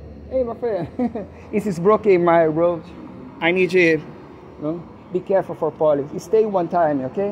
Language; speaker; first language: English; non-native, learner; Portuguese